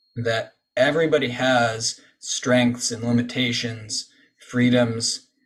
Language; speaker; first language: English; native; English